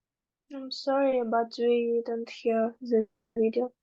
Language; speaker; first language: English; non-native, learner; Russian